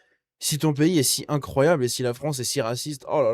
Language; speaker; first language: French; native; French